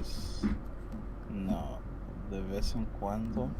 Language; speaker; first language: Spanish; non-native, learner; English